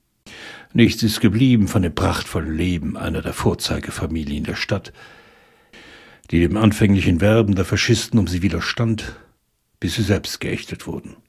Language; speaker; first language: German; native; German